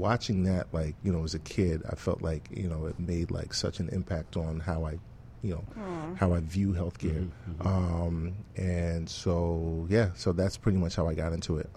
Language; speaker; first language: English; non-native, local second language; Yoruba